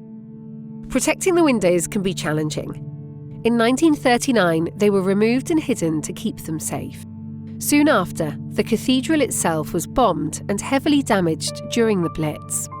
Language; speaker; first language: English; native; English